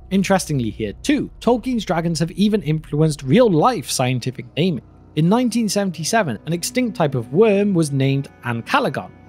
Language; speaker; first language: English; native; English